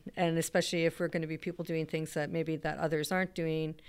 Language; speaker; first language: English; native; English